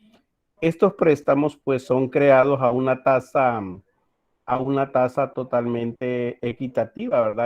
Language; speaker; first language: Spanish; native; Spanish